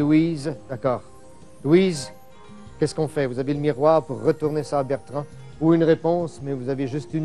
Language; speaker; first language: French; native; French